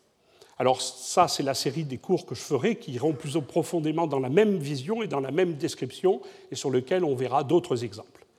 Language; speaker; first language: French; native; French